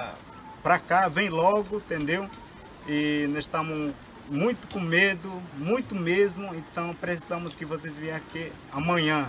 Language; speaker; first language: Portuguese; non-native, learner; Yanomámi